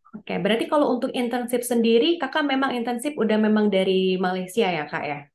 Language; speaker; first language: Indonesian; native; Indonesian